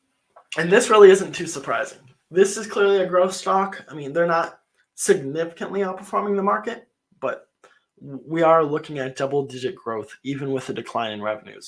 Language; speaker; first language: English; native; English